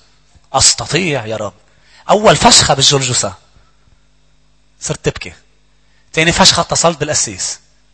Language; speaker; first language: Arabic; native; Arabic